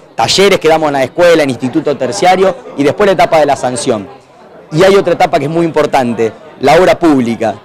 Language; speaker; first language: Spanish; native; Spanish